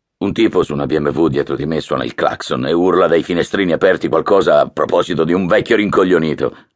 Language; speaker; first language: Italian; native; Italian